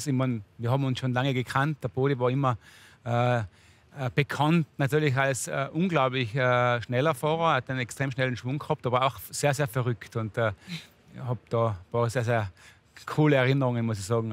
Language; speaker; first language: German; native; German